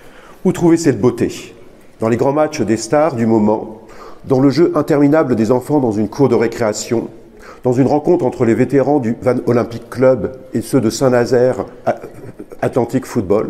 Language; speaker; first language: French; native; French